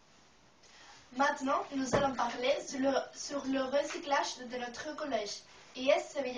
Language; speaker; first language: French; non-native, learner; Spanish